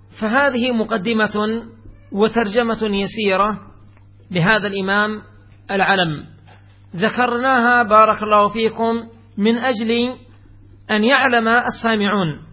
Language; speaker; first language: Arabic; native; Arabic